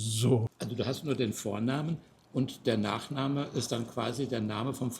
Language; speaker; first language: German; native; German